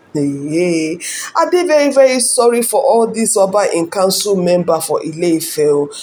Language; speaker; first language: Nigerian Pidgin; non-native, local second language; Igbo